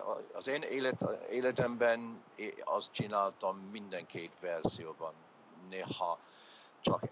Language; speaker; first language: Hungarian; non-native, learner; English